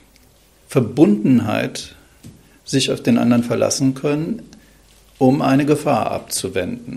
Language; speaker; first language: German; native; German